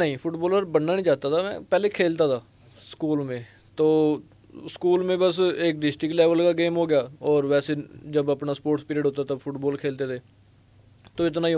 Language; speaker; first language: Hindi; non-native, local second language; Punjabi